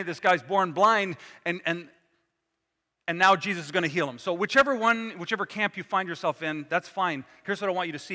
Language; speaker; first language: English; native; English